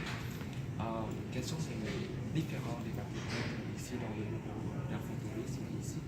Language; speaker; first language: French; non-native, fluent; Vietnamese